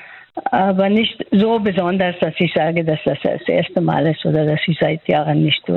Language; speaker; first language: German; non-native, fluent; Persian